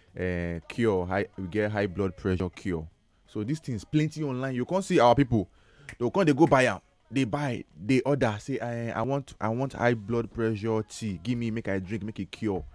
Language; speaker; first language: Nigerian Pidgin; native; Nigerian Pidgin